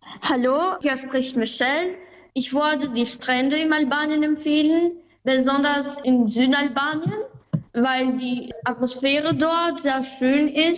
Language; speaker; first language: German; non-native, fluent; Albanian